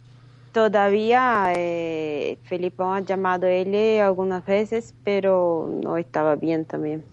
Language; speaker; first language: Spanish; non-native, fluent; Portuguese